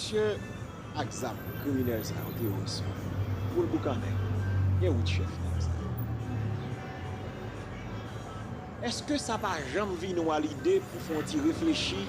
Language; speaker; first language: French; non-native, local second language; Haitian Creole